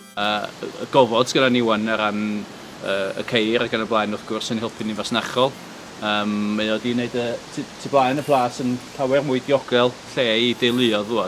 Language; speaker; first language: Welsh; native; Welsh